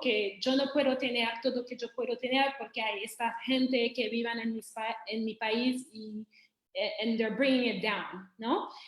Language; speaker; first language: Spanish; non-native, fluent; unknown